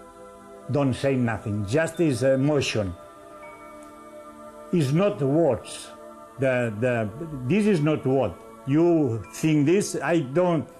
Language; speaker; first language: English; non-native, learner; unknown